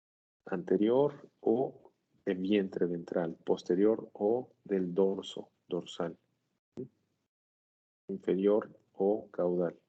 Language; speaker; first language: Spanish; native; Spanish